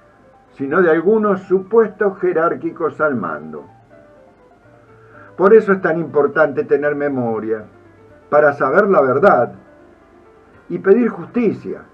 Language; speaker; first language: Spanish; native; Spanish